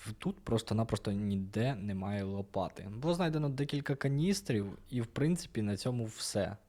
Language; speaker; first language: Ukrainian; non-native, local second language; Russian